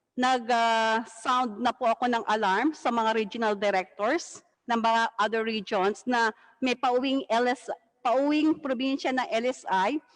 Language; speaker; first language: Filipino; native; Filipino